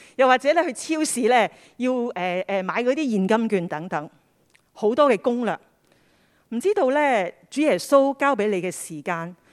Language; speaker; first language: Cantonese; native; Cantonese